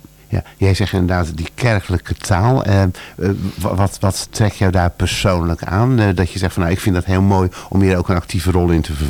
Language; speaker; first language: Dutch; native; Dutch